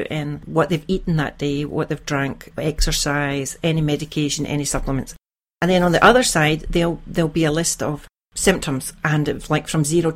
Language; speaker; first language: English; native; English